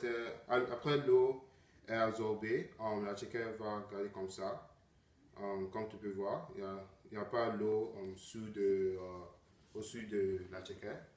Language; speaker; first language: French; non-native, learner; English